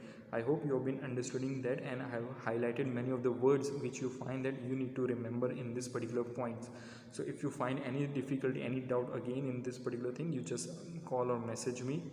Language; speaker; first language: English; non-native, local second language; Hindi